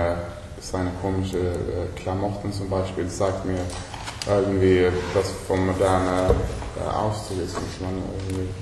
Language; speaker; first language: German; non-native, learner; Swedish